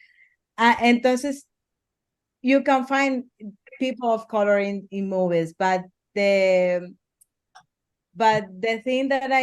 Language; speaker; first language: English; non-native, learner; Spanish